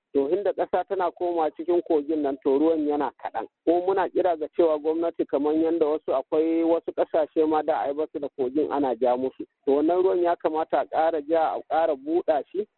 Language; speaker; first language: Hausa; native; Hausa